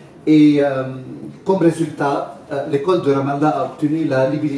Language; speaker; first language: French; non-native, fluent; Arabic